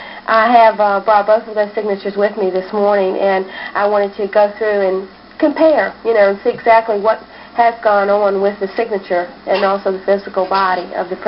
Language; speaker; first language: English; native; English